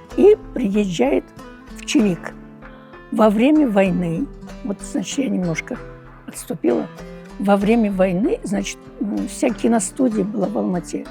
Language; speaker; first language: Russian; non-native, local second language; Uyghur